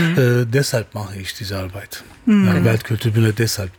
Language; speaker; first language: German; non-native, learner; Turkish